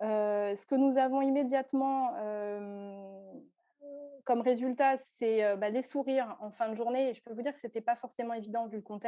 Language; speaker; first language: French; native; French